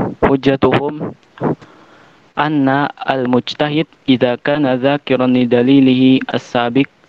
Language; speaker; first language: Arabic; non-native, learner; Indonesian